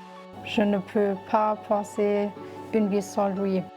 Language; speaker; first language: French; non-native, local second language; Luxembourgish